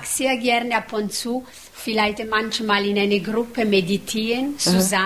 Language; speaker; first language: German; non-native, learner; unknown